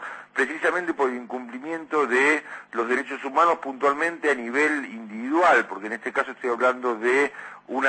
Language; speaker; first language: Spanish; native; Spanish